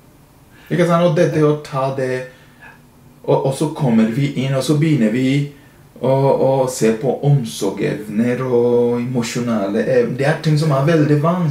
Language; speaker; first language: Norwegian; non-native, fluent; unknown